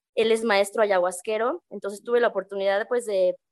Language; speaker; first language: Spanish; native; Spanish